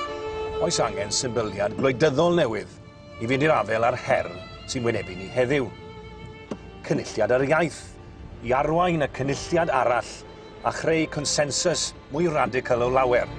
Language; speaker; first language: Welsh; native; Welsh